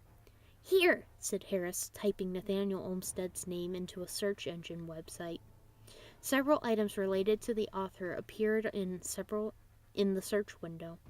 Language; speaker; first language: English; native; English